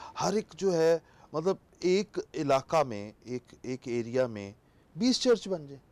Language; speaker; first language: Urdu; non-native, local second language; Punjabi